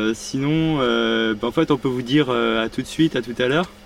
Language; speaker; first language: French; native; French